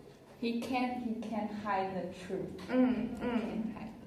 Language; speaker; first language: English; non-native, learner; Chinese